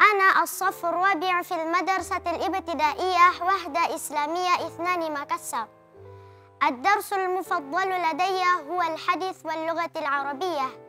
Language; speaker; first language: Arabic; non-native, learner; Indonesian